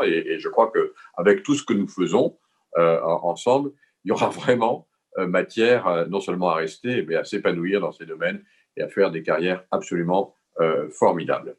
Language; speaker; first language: French; native; French